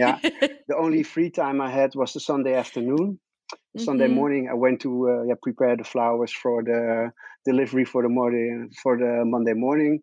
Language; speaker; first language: English; non-native, fluent; Dutch